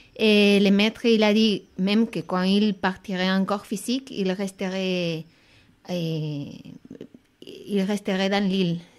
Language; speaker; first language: French; non-native, fluent; Spanish